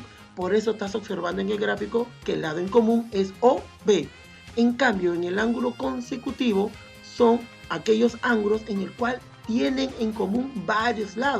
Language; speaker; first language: Spanish; native; Spanish